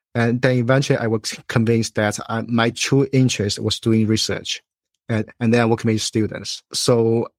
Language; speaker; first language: English; non-native, fluent; Chinese